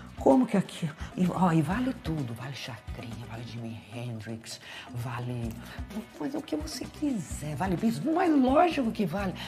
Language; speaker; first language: Portuguese; native; Portuguese